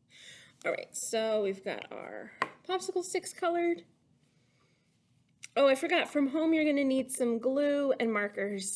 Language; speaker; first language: English; native; English